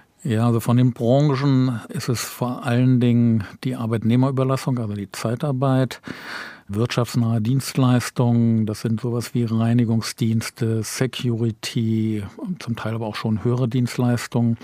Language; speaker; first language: German; native; German